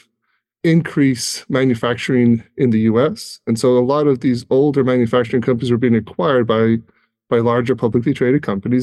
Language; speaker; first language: English; native; English